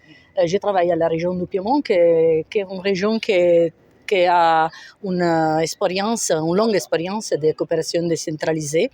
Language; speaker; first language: French; non-native, fluent; Italian